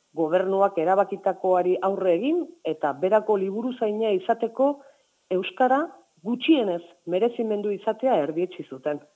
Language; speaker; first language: Basque; native; Basque